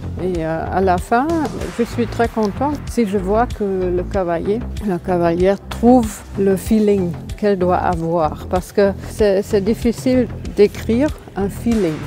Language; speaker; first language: French; non-native, fluent; German